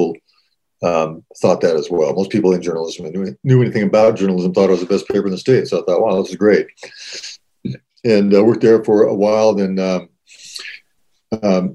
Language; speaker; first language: English; native; English